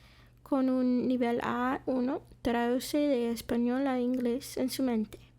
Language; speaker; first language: Spanish; non-native, fluent; English